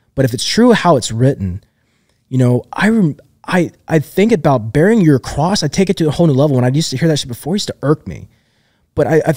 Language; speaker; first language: English; native; English